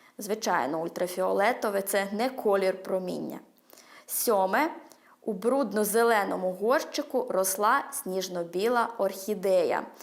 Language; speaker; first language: Ukrainian; early bilingual, heritage; Ukrainian